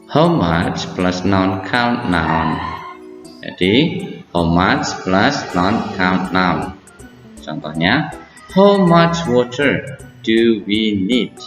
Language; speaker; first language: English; non-native, fluent; Indonesian